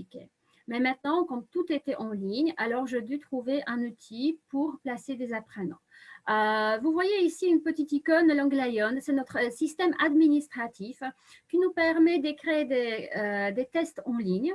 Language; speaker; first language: French; non-native, fluent; Polish